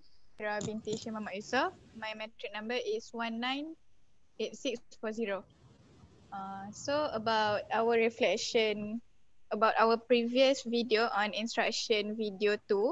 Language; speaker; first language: English; non-native, local second language; Malay